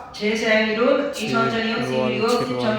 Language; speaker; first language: Korean; non-native, learner; Bangla